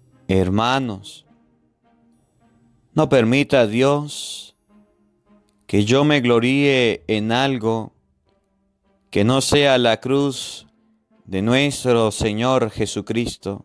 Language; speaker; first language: Spanish; native; Spanish